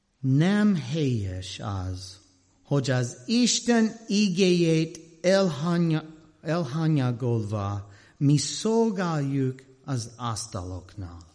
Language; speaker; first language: Hungarian; non-native, learner; English